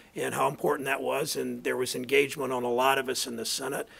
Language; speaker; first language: English; native; English